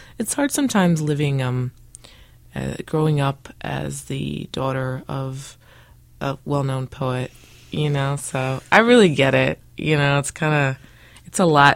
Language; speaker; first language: English; early bilingual, other home language; Spanish